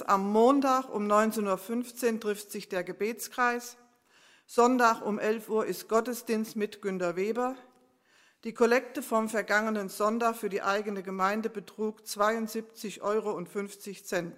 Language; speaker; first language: German; native; German